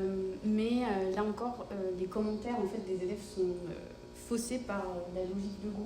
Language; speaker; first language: French; native; French